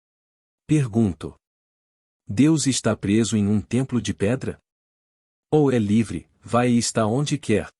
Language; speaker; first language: Portuguese; native; Portuguese